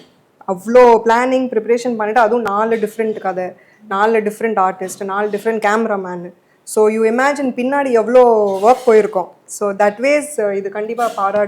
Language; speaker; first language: Tamil; non-native, fluent; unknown